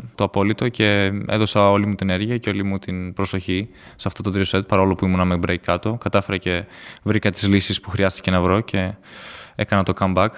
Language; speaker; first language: Greek; native; Greek